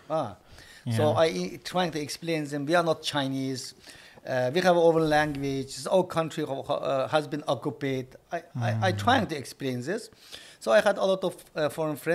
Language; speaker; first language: English; non-native, learner; Chinese